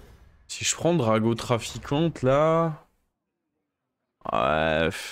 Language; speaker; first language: French; native; French